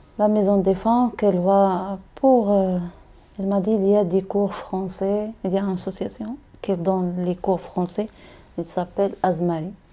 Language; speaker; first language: French; non-native, learner; Arabic